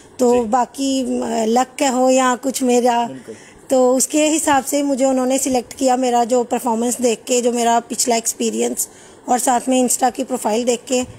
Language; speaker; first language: Hindi; native; Hindi